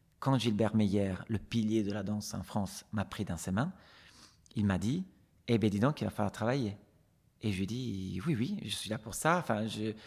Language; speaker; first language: French; non-native, fluent; Italian